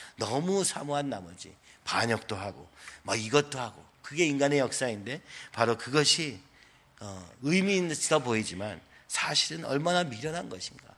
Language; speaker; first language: Korean; native; Korean